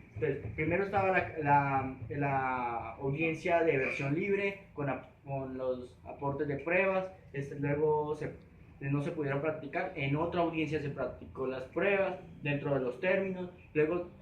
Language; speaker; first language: Spanish; native; Spanish